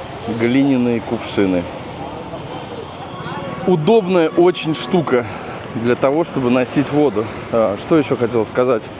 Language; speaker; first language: Russian; native; Russian